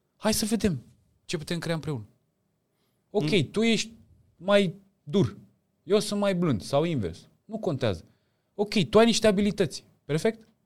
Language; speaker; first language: Romanian; native; Romanian